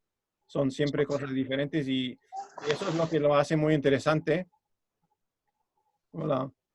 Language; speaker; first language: Spanish; non-native, fluent; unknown